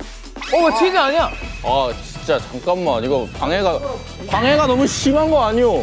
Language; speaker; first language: Korean; native; Korean